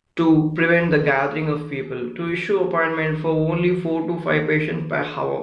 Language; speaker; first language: English; non-native, local second language; Telugu